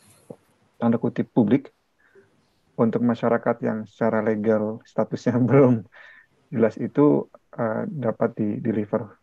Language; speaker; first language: Indonesian; native; Indonesian